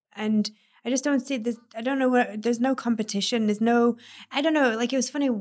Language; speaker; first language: English; native; English